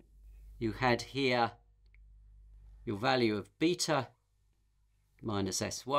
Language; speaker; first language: English; native; English